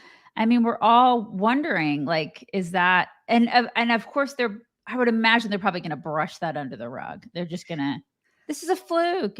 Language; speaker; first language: English; native; English